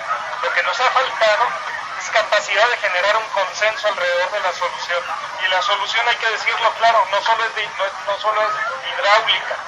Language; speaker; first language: Spanish; native; Spanish